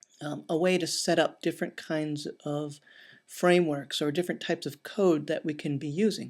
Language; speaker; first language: English; native; English